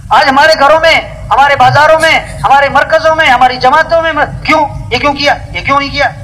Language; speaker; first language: Urdu; non-native, local second language; Pashto